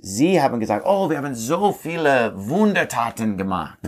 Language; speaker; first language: German; non-native, fluent; English